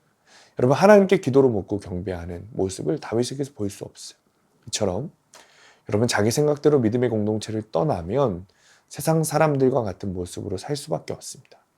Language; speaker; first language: Korean; native; Korean